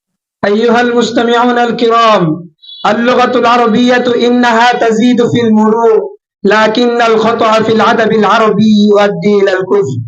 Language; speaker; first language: Arabic; non-native, learner; Bangla